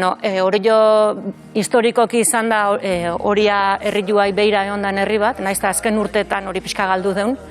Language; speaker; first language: Basque; native; Basque